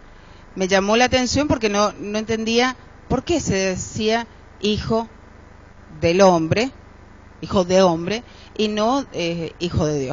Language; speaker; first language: Spanish; native; Spanish